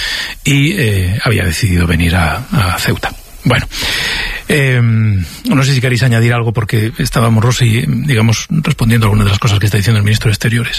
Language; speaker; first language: Spanish; native; Spanish